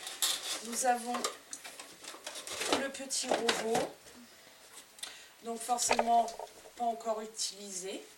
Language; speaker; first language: French; native; French